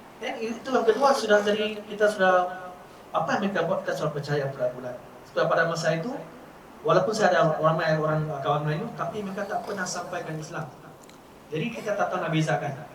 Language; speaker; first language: Malay; non-native, local second language; Chinese